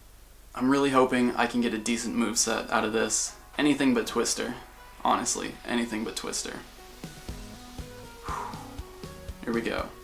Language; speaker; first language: English; native; English